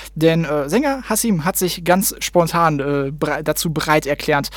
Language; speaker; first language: German; native; German